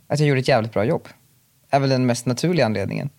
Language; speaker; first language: Swedish; native; Swedish